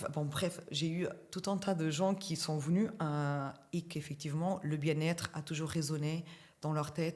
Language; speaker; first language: French; native; French